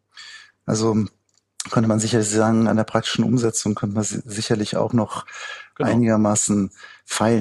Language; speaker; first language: German; native; German